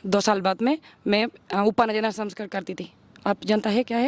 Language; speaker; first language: Hindi; non-native, learner; Spanish